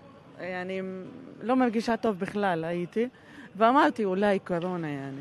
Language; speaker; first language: Hebrew; non-native, local second language; Arabic